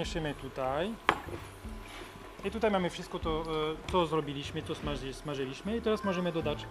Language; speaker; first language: Polish; non-native, learner; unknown